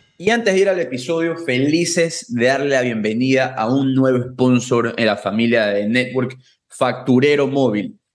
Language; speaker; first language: Spanish; native; Spanish